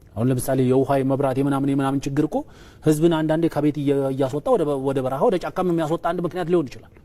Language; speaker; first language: Amharic; non-native, local second language; Oromo